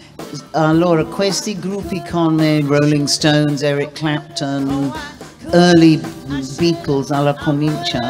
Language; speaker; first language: Italian; non-native, learner; English